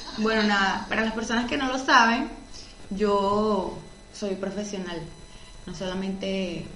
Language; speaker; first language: Spanish; native; Spanish